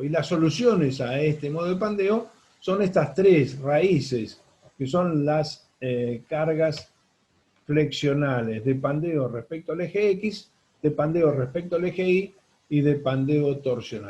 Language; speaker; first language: Spanish; native; Spanish